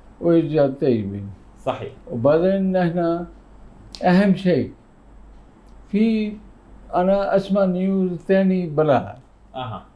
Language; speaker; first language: Arabic; non-native, learner; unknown